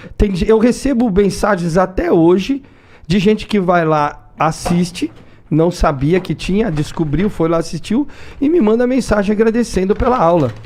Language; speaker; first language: Portuguese; native; Portuguese